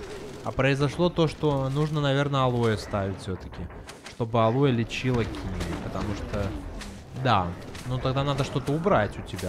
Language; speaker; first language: Russian; native; Russian